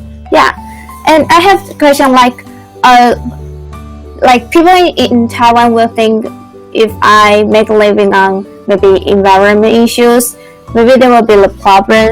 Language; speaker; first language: English; non-native, learner; Chinese